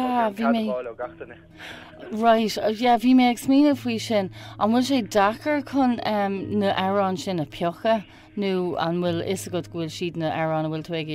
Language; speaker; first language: Irish; non-native, learner; English